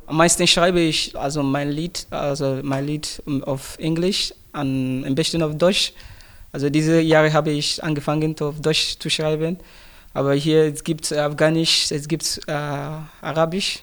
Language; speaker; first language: German; non-native, learner; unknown